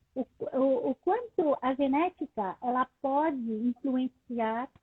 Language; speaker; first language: Portuguese; non-native, fluent; French